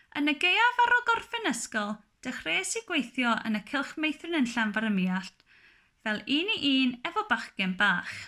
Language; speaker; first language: Welsh; non-native, local second language; English